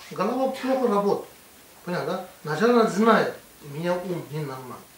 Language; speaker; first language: Russian; non-native, learner; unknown